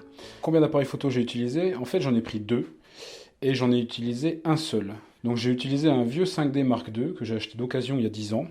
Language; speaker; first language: French; native; French